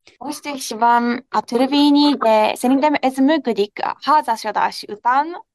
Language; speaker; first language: Hungarian; non-native, learner; Japanese